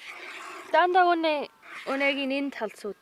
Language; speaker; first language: Mongolian; non-native, learner; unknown